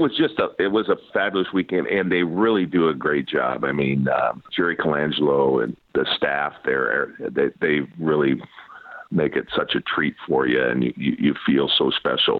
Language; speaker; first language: English; native; English